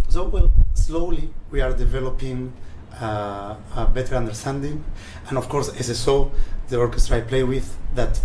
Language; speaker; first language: English; non-native, fluent; Spanish